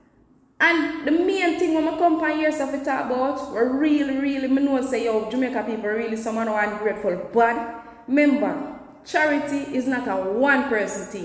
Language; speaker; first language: English; non-native, local second language; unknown